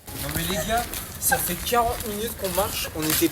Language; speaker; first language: French; native; French